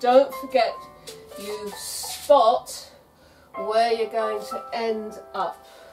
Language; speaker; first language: English; native; English